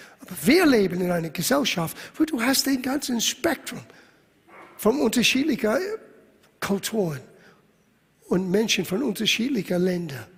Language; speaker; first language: German; non-native, fluent; English